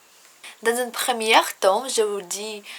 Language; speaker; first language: French; non-native, learner; Russian